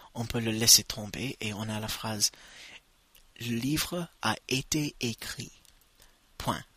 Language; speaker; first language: French; non-native, fluent; English